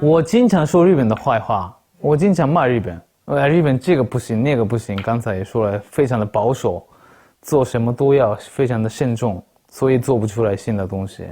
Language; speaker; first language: Chinese; non-native, fluent; Japanese